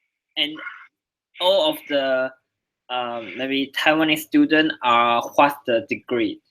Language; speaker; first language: English; non-native, learner; Chinese